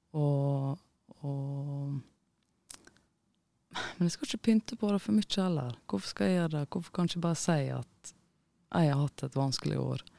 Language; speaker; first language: Norwegian; native; Norwegian